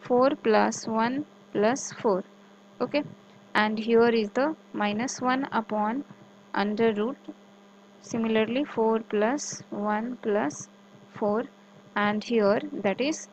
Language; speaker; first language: English; non-native, local second language; Hindi